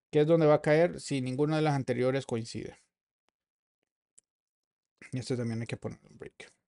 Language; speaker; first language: Spanish; native; Spanish